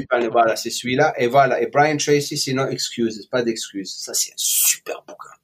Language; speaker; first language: French; non-native, local second language; Arabic